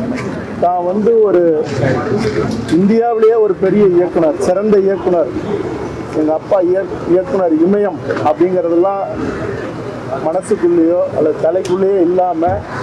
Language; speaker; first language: Tamil; native; Tamil